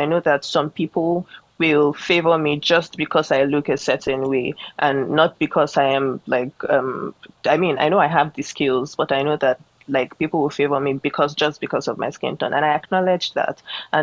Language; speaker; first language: English; non-native, local second language; Yoruba